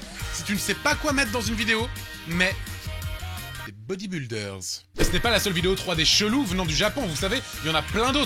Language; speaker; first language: French; native; French